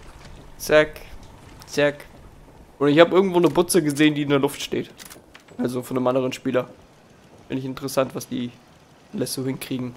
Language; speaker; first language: German; native; German